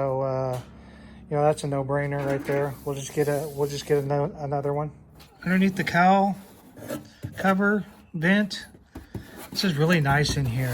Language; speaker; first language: English; native; English